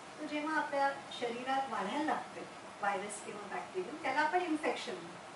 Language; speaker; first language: Marathi; non-native, local second language; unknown